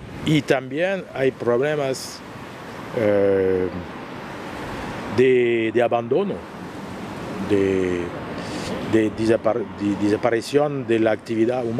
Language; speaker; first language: Spanish; non-native, fluent; French